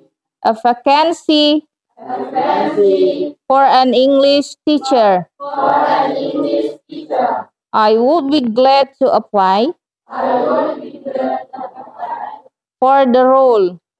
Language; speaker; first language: English; non-native, local second language; Indonesian